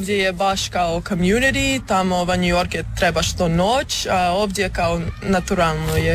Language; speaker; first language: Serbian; early bilingual, heritage; English